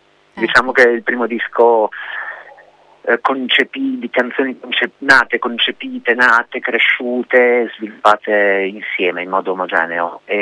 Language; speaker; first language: Italian; native; Italian